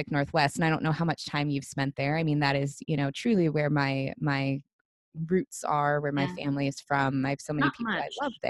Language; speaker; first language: English; native; English